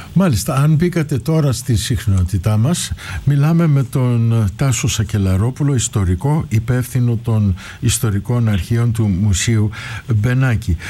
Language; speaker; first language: Greek; early bilingual, heritage; Greek